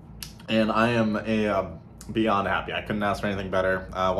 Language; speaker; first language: English; native; English